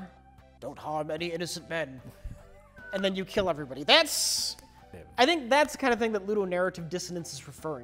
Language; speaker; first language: English; native; English